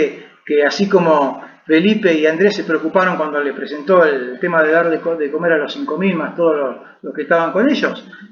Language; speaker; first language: Spanish; native; Spanish